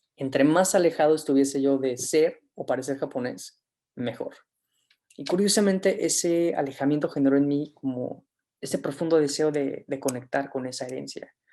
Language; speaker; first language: Spanish; native; Spanish